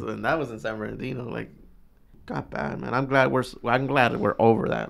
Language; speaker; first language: English; early bilingual, other home language; Spanish